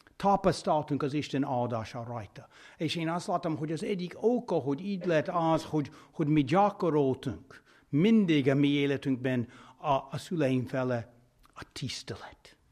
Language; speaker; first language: Hungarian; non-native, fluent; English